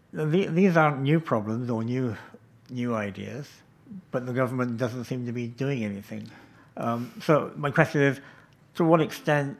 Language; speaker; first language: English; native; English